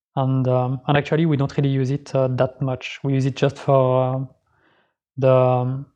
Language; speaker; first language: English; non-native, fluent; French